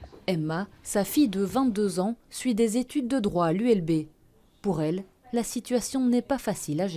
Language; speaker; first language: French; native; French